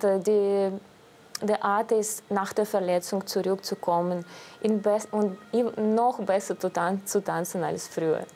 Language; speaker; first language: German; non-native, fluent; Russian